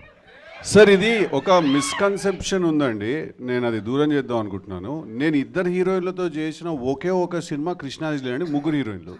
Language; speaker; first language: Telugu; native; Telugu